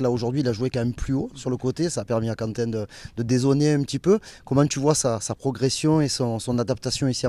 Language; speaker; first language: French; native; French